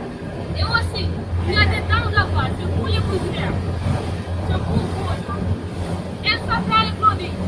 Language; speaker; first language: French; non-native, learner; Malagasy